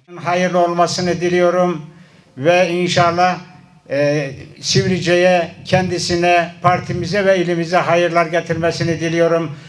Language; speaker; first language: Turkish; native; Turkish